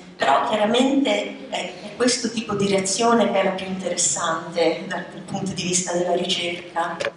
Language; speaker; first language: Italian; native; Italian